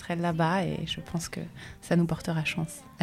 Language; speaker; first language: French; native; French